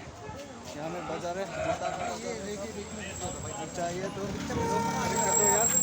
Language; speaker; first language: Hindi; non-native, local second language; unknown